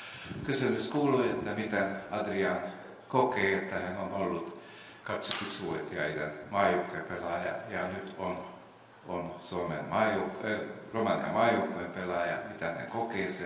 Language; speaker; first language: Finnish; non-native, fluent; Romanian